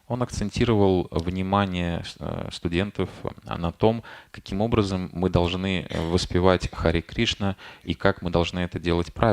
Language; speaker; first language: Russian; native; Russian